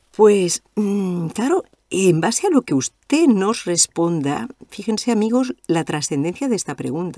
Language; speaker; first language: Spanish; native; Spanish